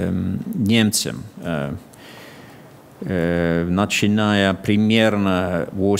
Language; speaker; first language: Russian; non-native, fluent; Finnish